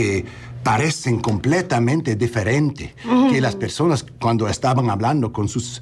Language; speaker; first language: Spanish; non-native, learner; English